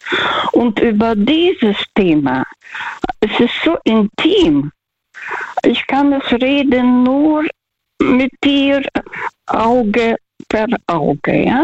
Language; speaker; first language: German; non-native, fluent; Russian